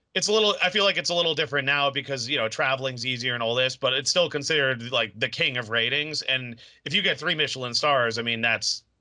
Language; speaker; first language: English; native; English